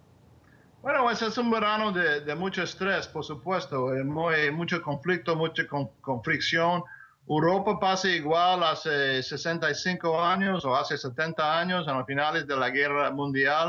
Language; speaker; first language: Spanish; non-native, fluent; English